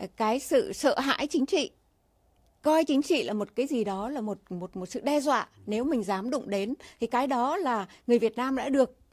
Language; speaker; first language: Vietnamese; native; Vietnamese